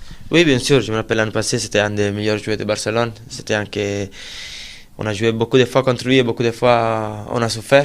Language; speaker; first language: French; non-native, fluent; Italian